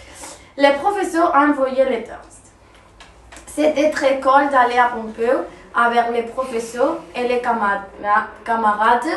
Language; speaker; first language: French; non-native, learner; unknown